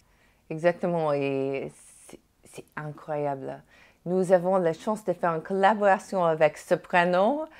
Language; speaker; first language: French; non-native, fluent; English